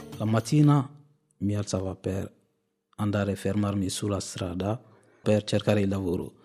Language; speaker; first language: Italian; non-native, fluent; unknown